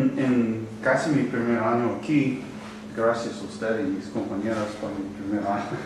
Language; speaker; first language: Spanish; non-native, learner; English